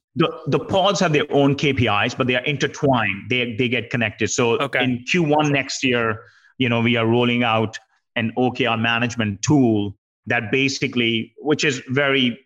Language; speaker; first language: English; non-native, local second language; Hindi